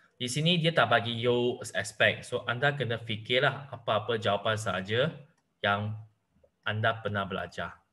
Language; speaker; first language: Malay; non-native, local second language; Chinese